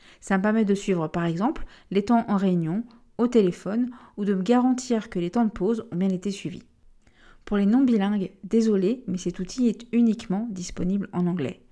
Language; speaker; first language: French; native; French